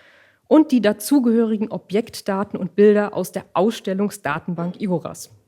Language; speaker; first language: German; native; German